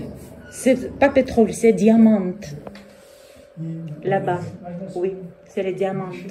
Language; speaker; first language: French; non-native, learner; Russian